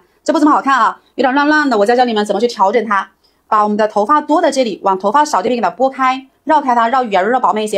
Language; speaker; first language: Chinese; native; Chinese